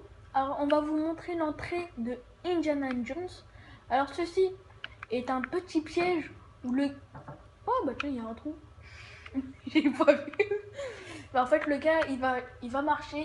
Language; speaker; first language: French; native; French